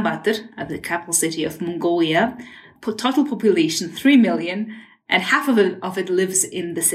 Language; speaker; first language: English; non-native, fluent; Mongolian